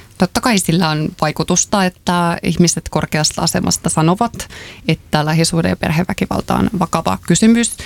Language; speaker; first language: Finnish; native; Finnish